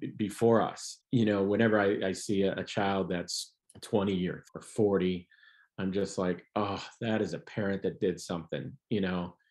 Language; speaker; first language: English; native; English